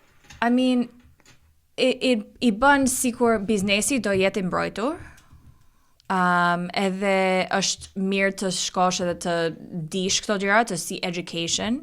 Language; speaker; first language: Albanian; early bilingual, heritage; Albanian